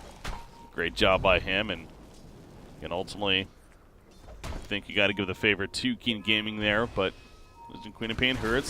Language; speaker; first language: English; native; English